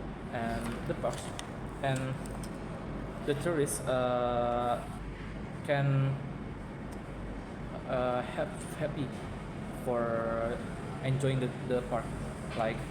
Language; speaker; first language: English; non-native, learner; Indonesian